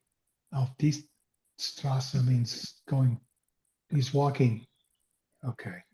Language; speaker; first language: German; non-native, learner; English